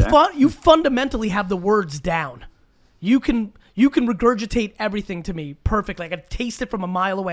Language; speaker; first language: English; early bilingual, other home language; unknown